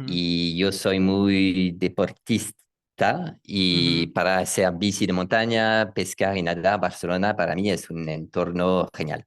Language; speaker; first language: Spanish; non-native, learner; French